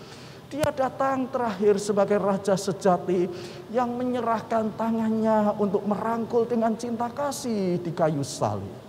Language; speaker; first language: Indonesian; native; Indonesian